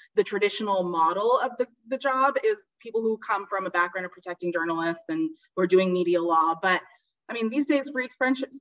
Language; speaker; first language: English; native; English